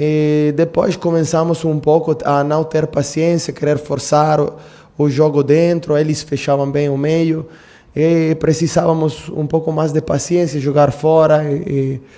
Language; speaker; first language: Portuguese; non-native, fluent; Italian